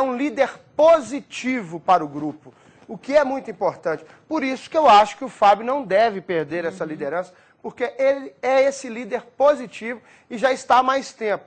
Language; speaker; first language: Portuguese; native; Portuguese